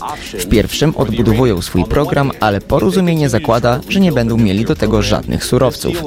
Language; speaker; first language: Polish; native; Polish